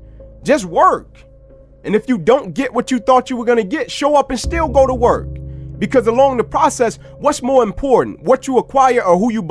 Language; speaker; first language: English; native; English